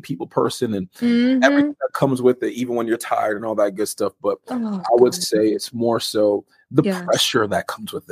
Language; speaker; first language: English; native; English